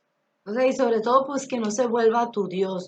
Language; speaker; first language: Spanish; native; Spanish